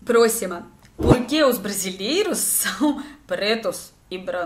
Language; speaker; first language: Portuguese; non-native, learner; Russian